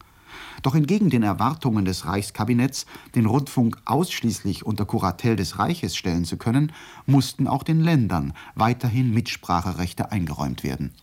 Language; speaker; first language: German; native; German